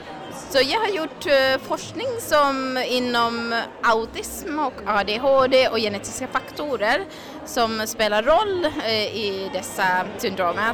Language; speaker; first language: Swedish; non-native, fluent; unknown